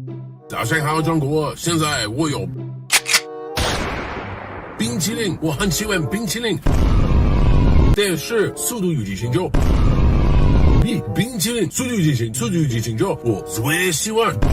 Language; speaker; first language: Chinese; non-native, learner; English